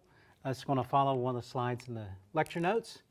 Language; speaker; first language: English; native; English